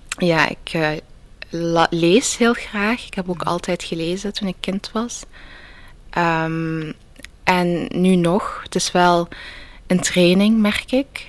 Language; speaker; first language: Dutch; early bilingual, other home language; Riffian